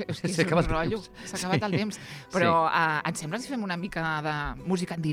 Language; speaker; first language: Catalan; native; Catalan